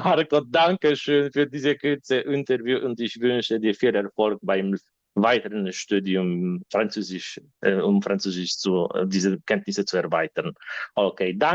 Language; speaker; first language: German; non-native, fluent; Polish